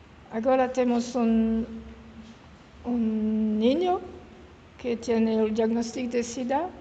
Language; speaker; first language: Spanish; non-native, learner; French